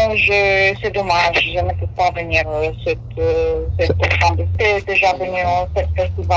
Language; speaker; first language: French; non-native, learner; Romanian